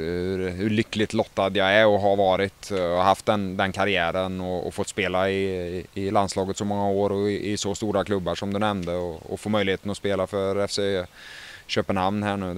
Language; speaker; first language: Swedish; native; Swedish